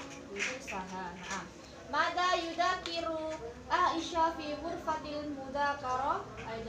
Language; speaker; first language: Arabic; non-native, learner; Indonesian